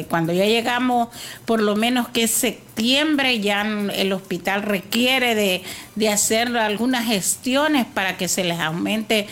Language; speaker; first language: Spanish; native; Spanish